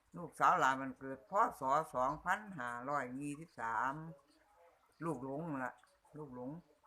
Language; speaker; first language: Thai; native; Thai